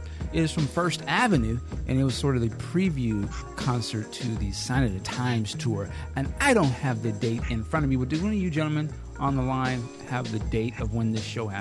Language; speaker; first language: English; native; English